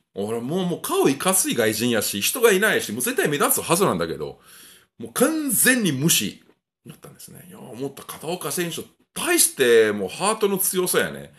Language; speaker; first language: Japanese; non-native, fluent; Italian